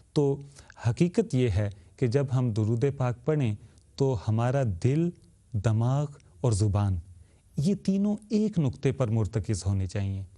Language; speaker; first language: Urdu; native; Urdu